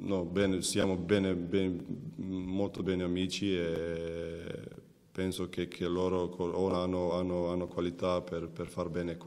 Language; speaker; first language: Italian; non-native, learner; Macedonian